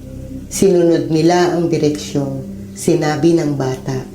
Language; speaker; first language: Filipino; native; Filipino